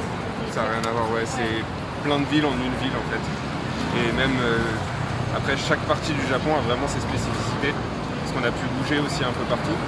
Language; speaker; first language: French; native; French